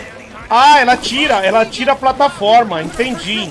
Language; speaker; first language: Portuguese; native; Portuguese